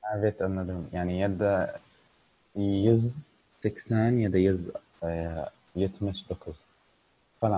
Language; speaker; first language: Turkish; non-native, learner; Arabic